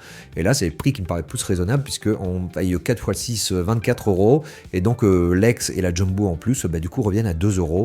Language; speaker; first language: French; native; French